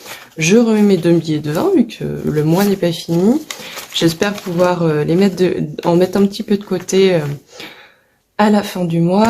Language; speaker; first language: French; native; French